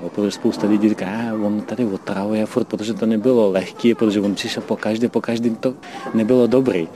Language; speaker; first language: Czech; non-native, fluent; Ukrainian